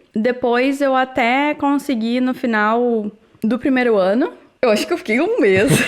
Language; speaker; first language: Portuguese; native; Portuguese